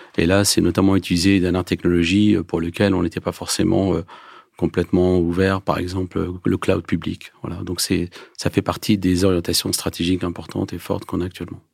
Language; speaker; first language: French; early bilingual, other home language; Turkish